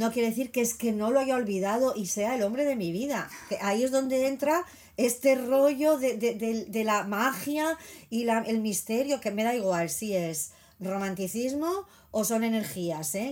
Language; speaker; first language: Spanish; native; Spanish